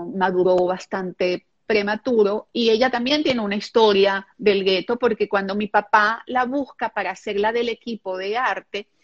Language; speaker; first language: Spanish; non-native, local second language; German